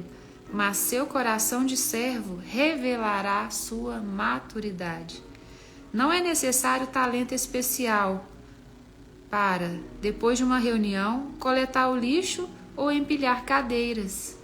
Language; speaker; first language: Portuguese; native; Portuguese